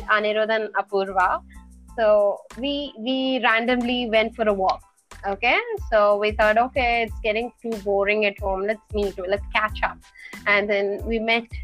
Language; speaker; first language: English; non-native, local second language; Telugu